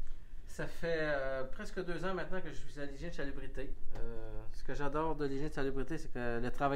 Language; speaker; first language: French; native; French